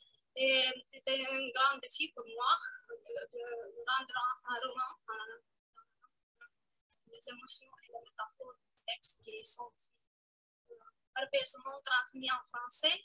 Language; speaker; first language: French; non-native, fluent; Romanian